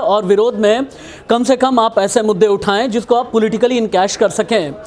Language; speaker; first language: Hindi; native; Hindi